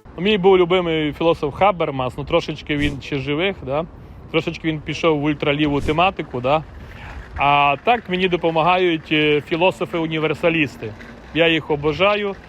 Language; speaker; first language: Ukrainian; native; Ukrainian